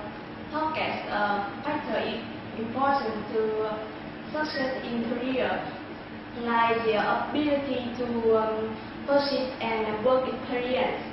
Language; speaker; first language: English; non-native, learner; Vietnamese